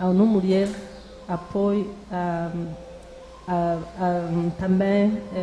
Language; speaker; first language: Portuguese; non-native, learner; Kinyarwanda